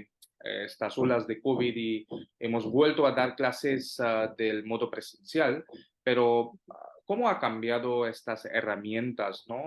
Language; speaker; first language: Spanish; non-native, fluent; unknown